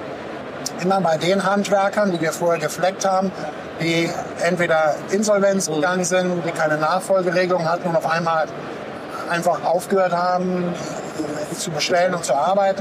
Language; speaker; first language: German; native; German